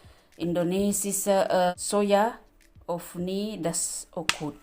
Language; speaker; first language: Dutch; non-native, learner; Indonesian